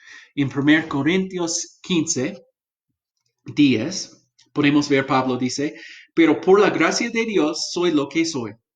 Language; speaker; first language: Spanish; non-native, fluent; English